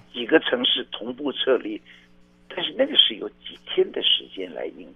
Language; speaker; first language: Chinese; native; Chinese